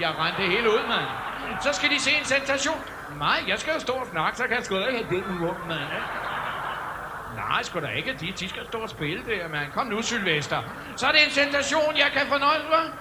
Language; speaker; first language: Danish; native; Danish